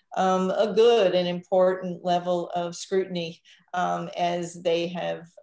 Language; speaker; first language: English; native; English